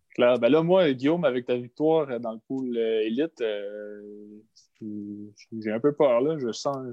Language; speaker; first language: French; native; French